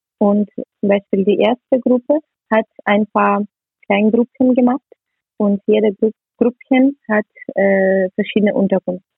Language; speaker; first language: German; non-native, learner; Ukrainian